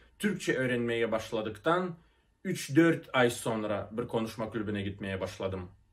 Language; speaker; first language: Turkish; non-native, fluent; Russian